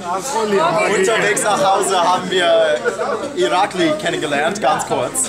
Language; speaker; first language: German; non-native, fluent; English